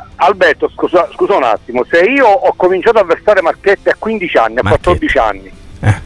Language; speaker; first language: Italian; native; Italian